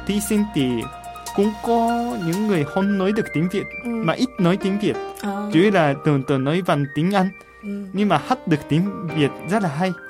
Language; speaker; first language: Vietnamese; non-native, fluent; Japanese